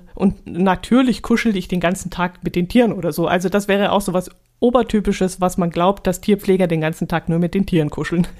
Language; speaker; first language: German; native; German